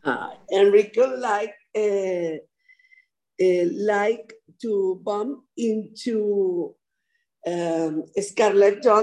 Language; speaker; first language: English; non-native, learner; Spanish